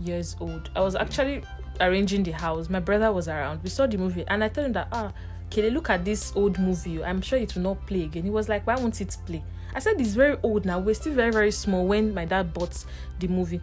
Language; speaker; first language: English; non-native, local second language; Igbo